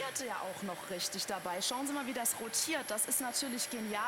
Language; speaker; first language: German; native; German